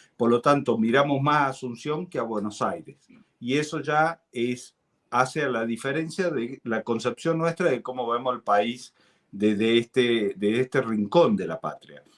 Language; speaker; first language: Spanish; native; Spanish